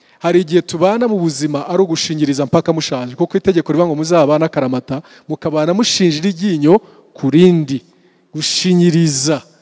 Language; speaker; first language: Kinyarwanda; early bilingual, heritage; Kinyarwanda